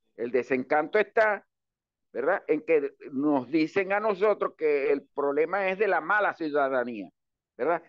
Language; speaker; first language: Spanish; native; Spanish